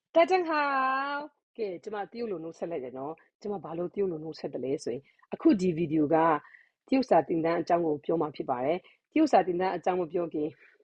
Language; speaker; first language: Burmese; native; Burmese